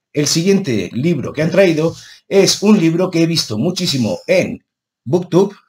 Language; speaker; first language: Spanish; native; Spanish